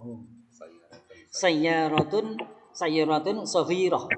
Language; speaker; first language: Arabic; non-native, learner; Indonesian